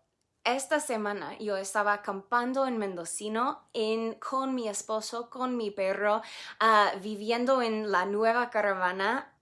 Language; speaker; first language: Spanish; non-native, fluent; English